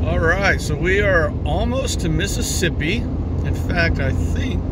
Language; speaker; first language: English; native; English